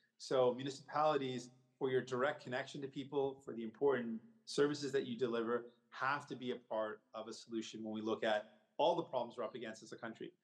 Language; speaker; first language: English; native; English